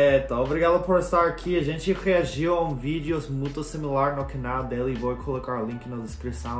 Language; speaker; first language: Portuguese; non-native, fluent; English